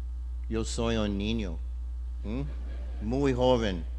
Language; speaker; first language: Spanish; non-native, learner; English